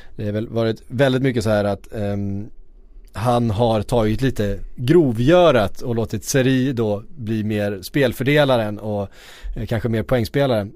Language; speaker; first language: Swedish; native; Swedish